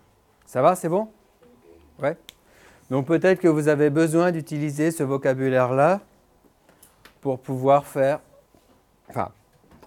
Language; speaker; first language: French; native; French